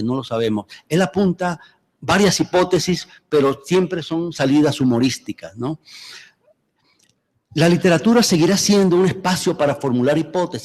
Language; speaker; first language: Spanish; native; Spanish